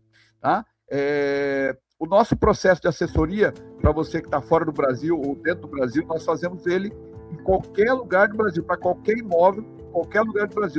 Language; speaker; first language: Portuguese; native; Portuguese